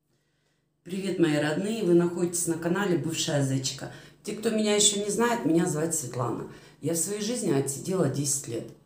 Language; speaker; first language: Russian; native; Russian